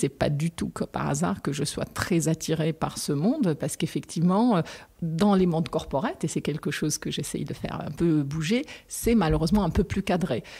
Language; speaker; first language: French; non-native, local second language; Arabic